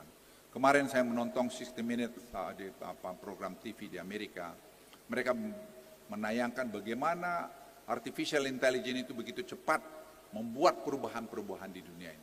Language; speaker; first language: Indonesian; native; Indonesian